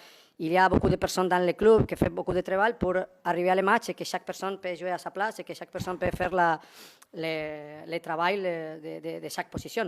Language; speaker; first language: French; non-native, learner; Spanish